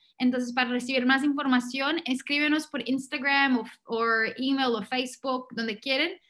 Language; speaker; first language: Spanish; non-native, fluent; Portuguese